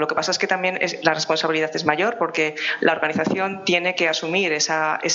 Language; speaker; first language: Spanish; native; Spanish